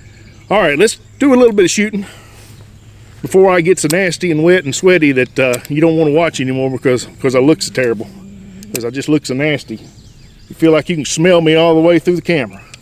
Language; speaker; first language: English; native; English